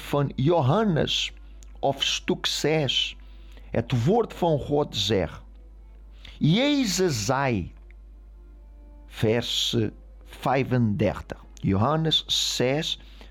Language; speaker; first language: Dutch; non-native, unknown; Portuguese